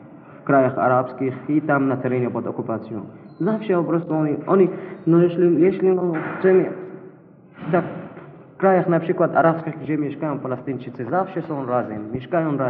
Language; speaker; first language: Polish; non-native, fluent; Arabic